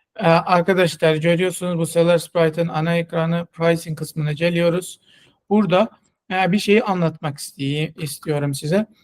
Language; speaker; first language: Turkish; non-native, fluent; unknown